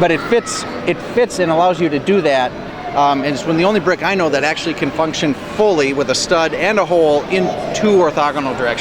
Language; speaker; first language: English; native; English